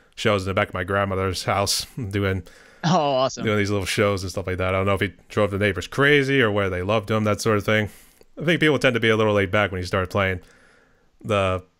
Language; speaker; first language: English; native; English